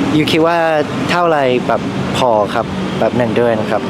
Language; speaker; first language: Thai; non-native, learner; English